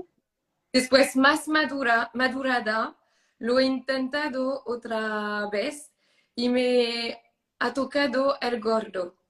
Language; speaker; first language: Spanish; non-native, learner; French